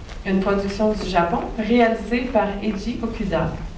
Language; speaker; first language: French; native; French